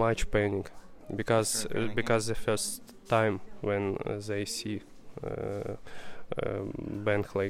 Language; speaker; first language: English; non-native, learner; Russian